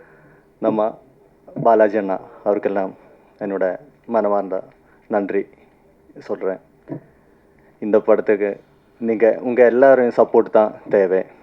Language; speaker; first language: Tamil; non-native, learner; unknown